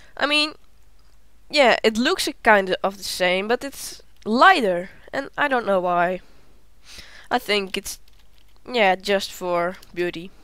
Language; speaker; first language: English; non-native, learner; Dutch